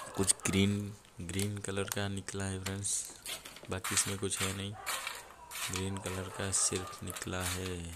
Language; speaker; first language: Hindi; native; Hindi